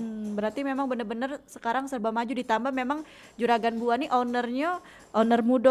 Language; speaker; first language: Indonesian; native; Indonesian